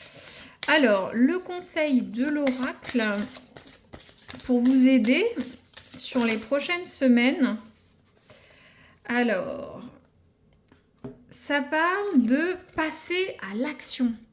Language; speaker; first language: French; native; French